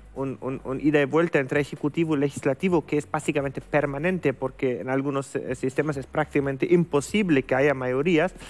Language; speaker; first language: Spanish; non-native, fluent; German